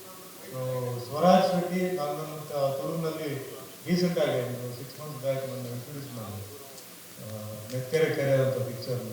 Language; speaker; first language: Kannada; non-native, fluent; Tulu